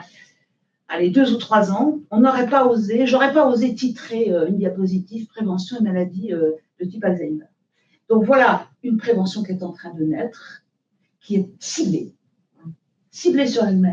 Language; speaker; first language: French; native; French